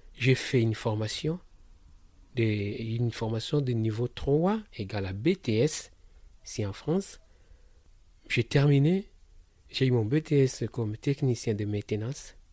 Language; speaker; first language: French; non-native, local second language; Lingala